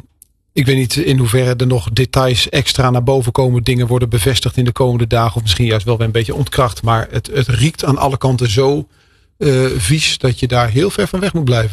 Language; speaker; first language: Dutch; native; Dutch